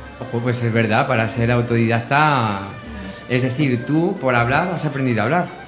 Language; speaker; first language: Spanish; native; Spanish